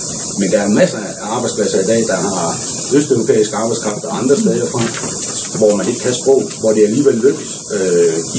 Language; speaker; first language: Danish; native; Danish